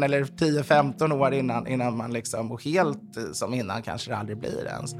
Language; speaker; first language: Swedish; native; Swedish